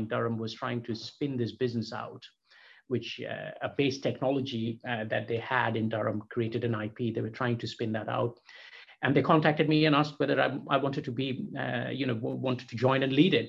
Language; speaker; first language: English; non-native, local second language; Bangla